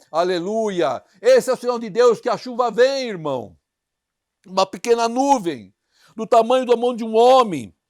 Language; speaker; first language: Portuguese; native; Portuguese